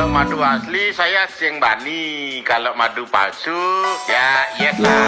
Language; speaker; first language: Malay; non-native, local second language; Balinese